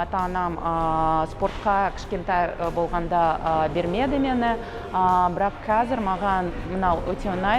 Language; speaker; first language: Kazakh; early bilingual, heritage; Kazakh